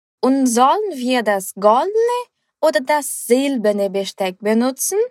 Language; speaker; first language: German; non-native, fluent; Portuguese